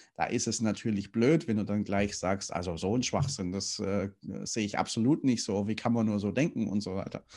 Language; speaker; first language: German; native; German